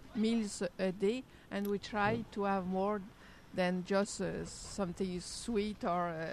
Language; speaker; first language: English; non-native, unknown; French